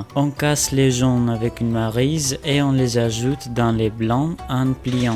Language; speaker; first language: French; non-native, fluent; Greek